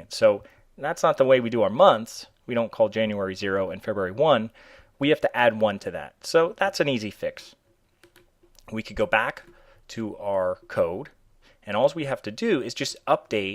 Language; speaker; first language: English; native; English